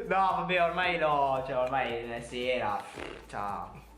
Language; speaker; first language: Italian; native; Italian